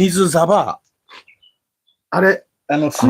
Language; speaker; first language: Japanese; native; Japanese